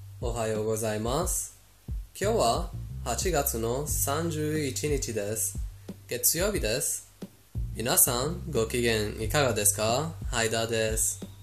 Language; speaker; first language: Japanese; non-native, fluent; Persian